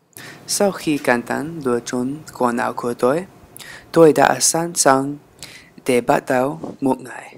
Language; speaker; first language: Vietnamese; non-native, learner; English